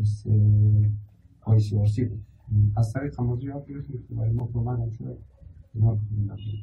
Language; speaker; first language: Persian; native; Persian